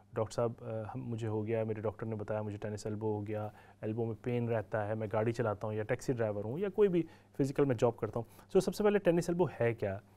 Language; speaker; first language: Urdu; native; Urdu